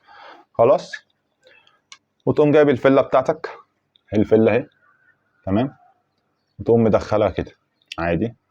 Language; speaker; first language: Arabic; native; Arabic